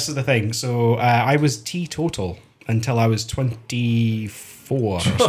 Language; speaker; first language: English; native; English